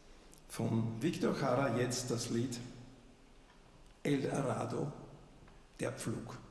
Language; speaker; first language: German; native; German